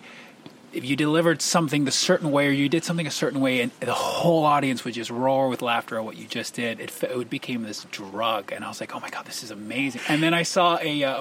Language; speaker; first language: English; early bilingual, other home language; Spanish